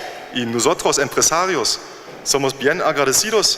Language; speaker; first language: Spanish; non-native, learner; German